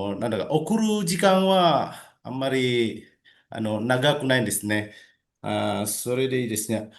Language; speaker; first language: Japanese; non-native, learner; Indonesian